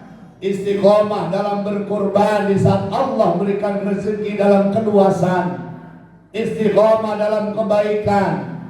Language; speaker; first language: Indonesian; native; Indonesian